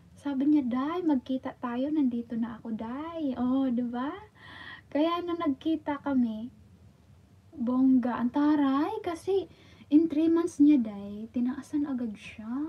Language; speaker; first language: Filipino; non-native, local second language; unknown